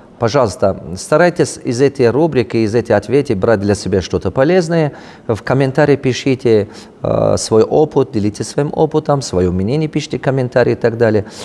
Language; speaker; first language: Russian; non-native, local second language; Tajik